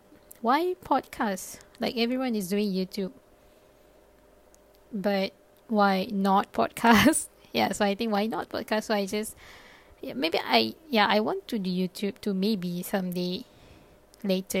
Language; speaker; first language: English; non-native, local second language; Malay